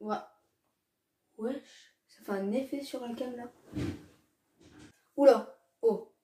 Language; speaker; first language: French; native; French